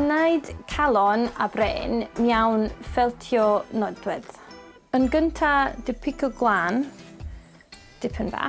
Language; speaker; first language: Welsh; non-native, learner; English